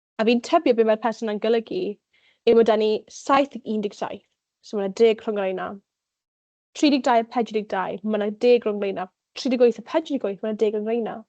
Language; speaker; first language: Welsh; native; Welsh